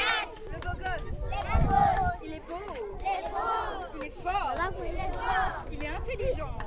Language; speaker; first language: French; non-native, learner; Malagasy